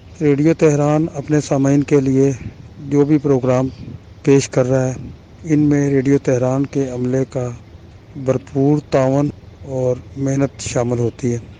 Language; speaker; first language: Urdu; non-native, local second language; Punjabi